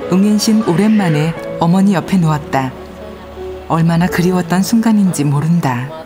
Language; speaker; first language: Korean; native; Korean